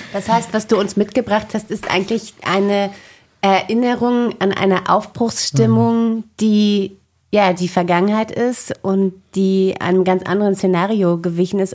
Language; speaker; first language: German; native; German